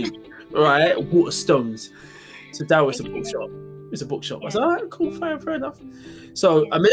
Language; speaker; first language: English; native; English